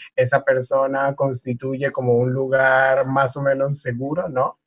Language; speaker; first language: Spanish; native; Spanish